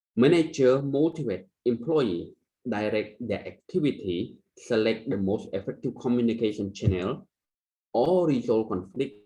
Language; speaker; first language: English; non-native, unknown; Khmer